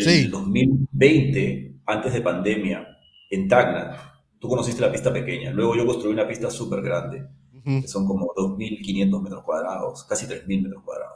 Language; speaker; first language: Spanish; native; Spanish